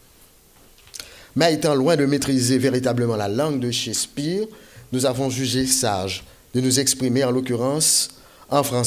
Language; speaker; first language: French; non-native, local second language; Haitian Creole